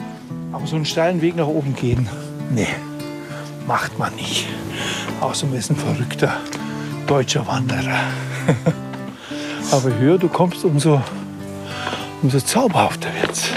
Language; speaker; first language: German; native; German